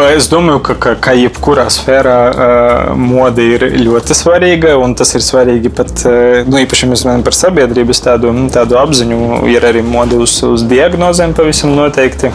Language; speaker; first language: Latvian; non-native, local second language; Russian